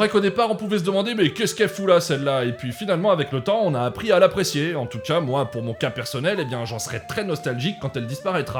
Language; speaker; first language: French; native; French